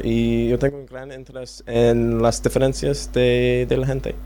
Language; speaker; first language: Spanish; non-native, learner; English